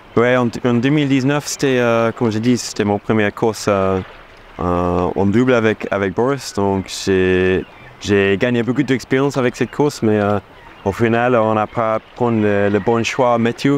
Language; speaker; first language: French; non-native, fluent; English